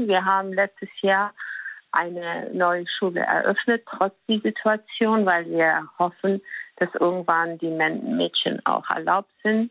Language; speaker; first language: German; non-native, fluent; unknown